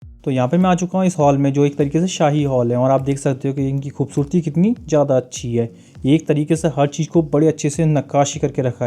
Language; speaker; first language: Hindi; native; Hindi